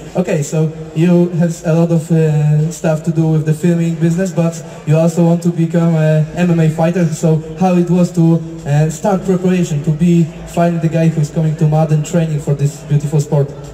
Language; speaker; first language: English; non-native, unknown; Polish